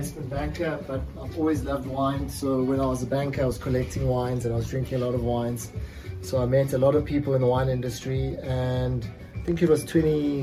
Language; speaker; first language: English; non-native, local second language; Zulu